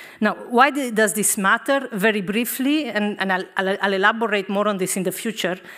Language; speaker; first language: English; non-native, fluent; Romanian